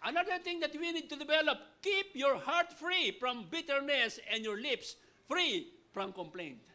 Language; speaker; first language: English; non-native, local second language; Filipino